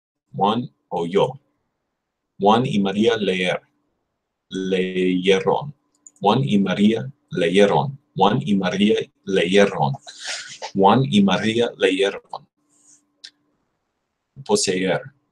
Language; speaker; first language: Spanish; non-native, learner; English